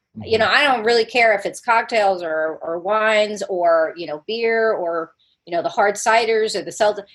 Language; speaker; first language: English; native; English